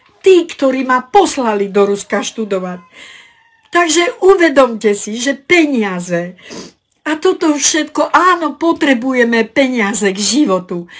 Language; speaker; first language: Slovak; non-native, local second language; Romany